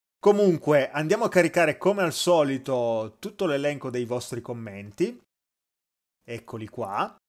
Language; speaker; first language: Italian; native; Italian